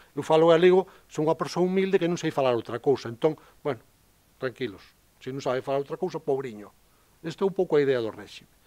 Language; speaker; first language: Galician; native; Galician